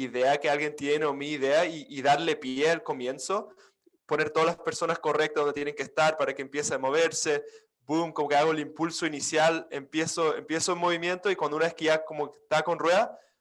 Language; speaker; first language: Spanish; non-native, fluent; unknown